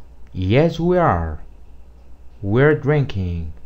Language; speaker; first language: English; non-native, fluent; Spanish